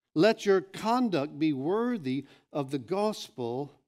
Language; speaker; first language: English; native; English